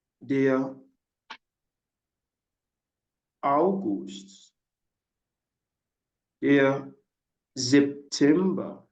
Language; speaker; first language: German; non-native, fluent; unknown